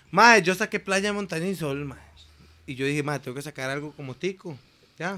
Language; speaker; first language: Spanish; native; Spanish